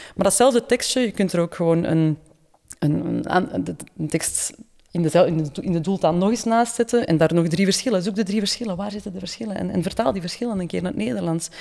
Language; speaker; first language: Dutch; native; Dutch